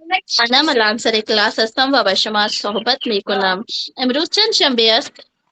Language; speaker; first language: Persian; non-native, learner; Urdu